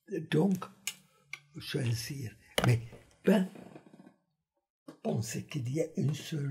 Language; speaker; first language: French; non-native, fluent; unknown